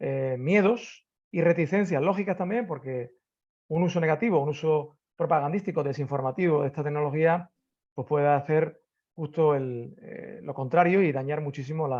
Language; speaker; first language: Spanish; native; Spanish